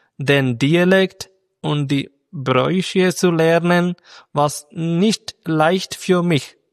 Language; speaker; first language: German; non-native, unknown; Malayalam